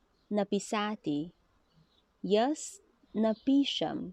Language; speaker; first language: Slovenian; non-native, learner; Chinese